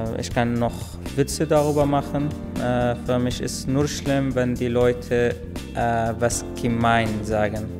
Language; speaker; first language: German; non-native, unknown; Arabic